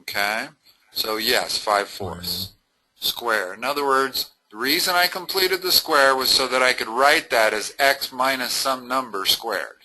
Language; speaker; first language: English; native; English